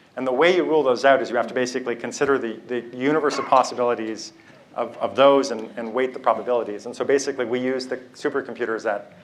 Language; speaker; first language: English; native; English